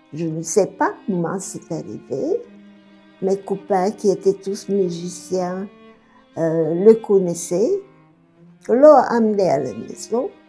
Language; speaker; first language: French; non-native, fluent; Bulgarian